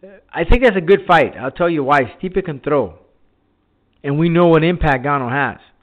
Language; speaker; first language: English; early bilingual, other home language; Spanish